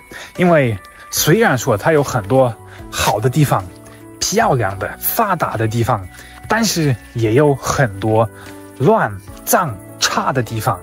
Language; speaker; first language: Chinese; non-native, fluent; German